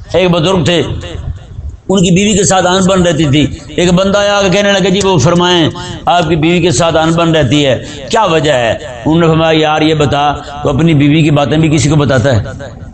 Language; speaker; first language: Urdu; native; Urdu